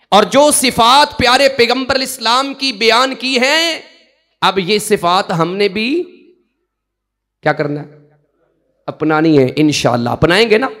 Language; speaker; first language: Urdu; non-native, local second language; Punjabi